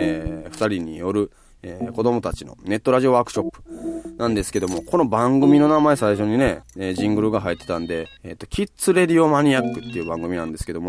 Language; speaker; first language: Japanese; native; Japanese